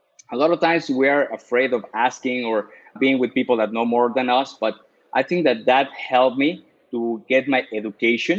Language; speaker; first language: English; non-native, fluent; Spanish